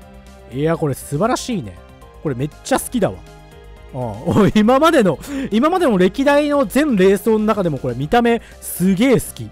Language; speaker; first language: Japanese; native; Japanese